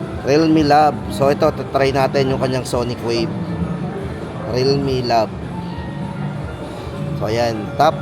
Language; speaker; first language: Filipino; native; Filipino